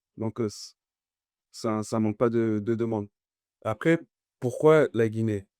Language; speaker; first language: French; early bilingual, other home language; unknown